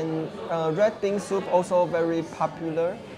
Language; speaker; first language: English; non-native, learner; Chinese